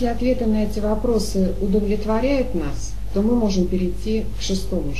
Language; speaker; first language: Russian; native; Russian